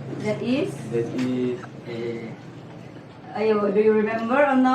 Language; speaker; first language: English; non-native, fluent; Indonesian